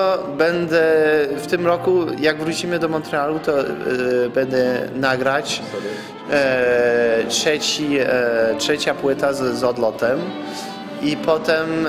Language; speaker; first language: Polish; non-native, fluent; French